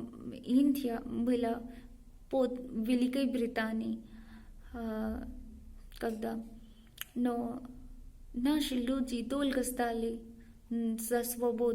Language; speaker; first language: Russian; non-native, learner; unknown